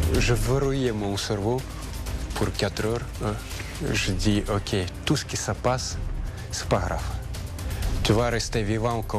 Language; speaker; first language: French; non-native, learner; Russian